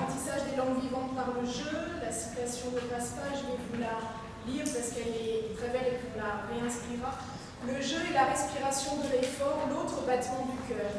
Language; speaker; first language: French; native; French